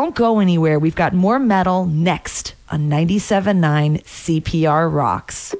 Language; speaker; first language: English; native; English